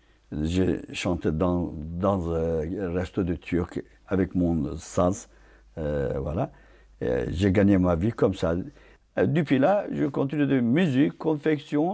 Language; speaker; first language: French; non-native, fluent; Turkish